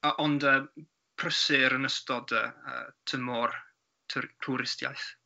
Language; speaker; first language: Welsh; non-native, learner; English